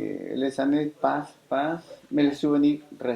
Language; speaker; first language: French; non-native, fluent; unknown